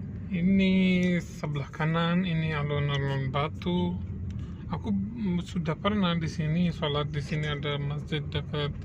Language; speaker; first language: Indonesian; non-native, learner; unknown